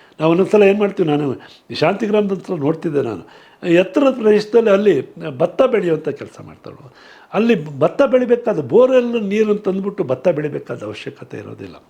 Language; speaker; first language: Kannada; native; Kannada